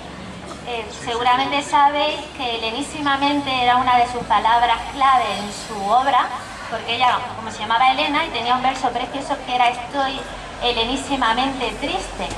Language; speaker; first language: Spanish; native; Spanish